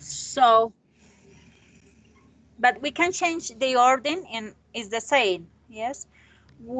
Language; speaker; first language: English; non-native, learner; Spanish